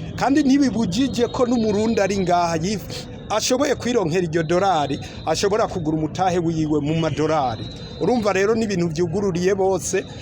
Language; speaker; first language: Rundi; early bilingual, heritage; Rundi